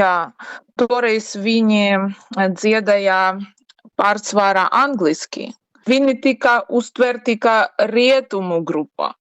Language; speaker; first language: Latvian; non-native, learner; Ukrainian